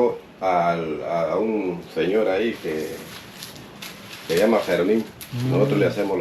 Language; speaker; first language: Spanish; native; Spanish